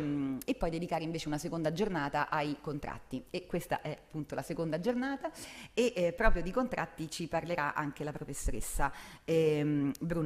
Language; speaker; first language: Italian; native; Italian